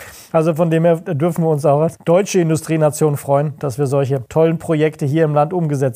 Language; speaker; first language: German; native; German